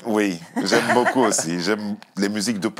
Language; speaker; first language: French; native; French